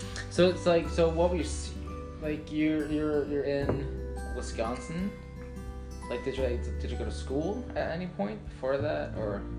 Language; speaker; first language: English; non-native, fluent; Norwegian